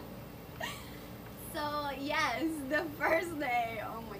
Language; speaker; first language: English; non-native, fluent; Spanish